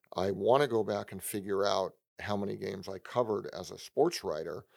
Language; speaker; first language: English; native; English